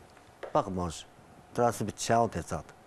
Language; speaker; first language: Bulgarian; non-native, learner; Chinese